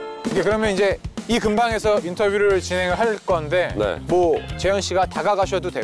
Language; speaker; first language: Korean; native; Korean